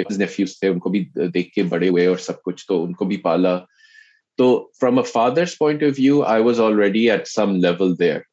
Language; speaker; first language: Urdu; native; Urdu